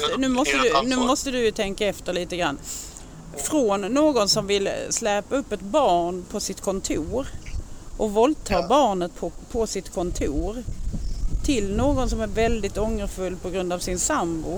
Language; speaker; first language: Swedish; native; Swedish